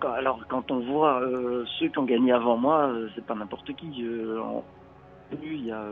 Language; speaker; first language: French; native; French